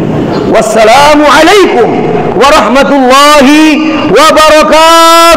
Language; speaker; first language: Arabic; non-native, fluent; Indonesian